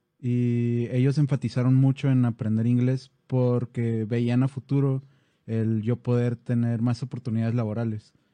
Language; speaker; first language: Spanish; native; Spanish